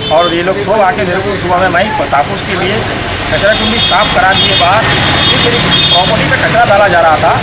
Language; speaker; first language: Urdu; native; Urdu